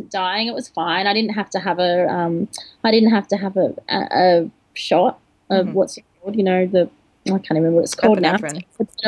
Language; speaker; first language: English; native; English